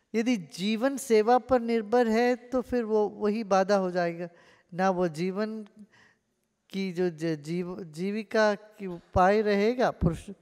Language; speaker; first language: Hindi; non-native, local second language; Tamil